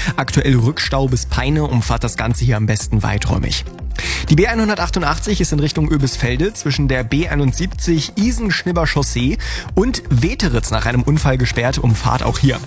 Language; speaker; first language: German; native; German